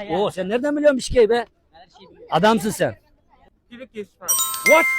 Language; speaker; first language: Turkish; non-native, learner; Kyrgyz